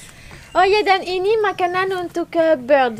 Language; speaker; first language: Indonesian; non-native, learner; French